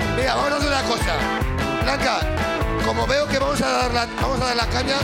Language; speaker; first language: Spanish; native; Spanish